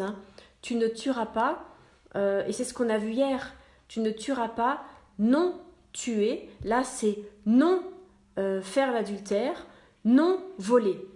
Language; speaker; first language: French; native; French